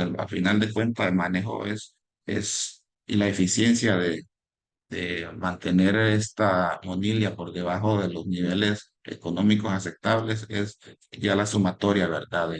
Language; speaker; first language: Spanish; native; Spanish